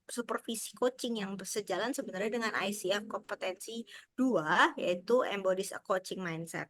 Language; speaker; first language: Indonesian; native; Indonesian